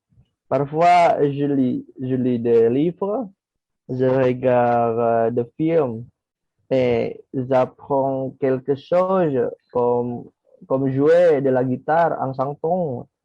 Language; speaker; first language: French; non-native, learner; Indonesian